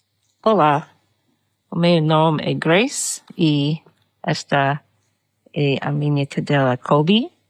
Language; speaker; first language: Portuguese; non-native, learner; English